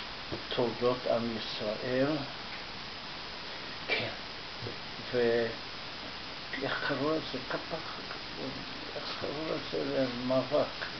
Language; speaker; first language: Hebrew; non-native, fluent; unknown